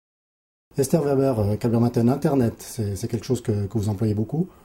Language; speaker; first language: French; native; French